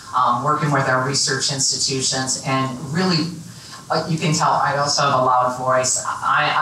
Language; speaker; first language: English; native; English